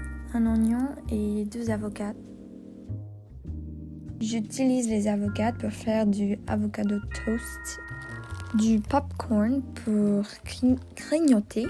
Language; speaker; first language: French; non-native, learner; English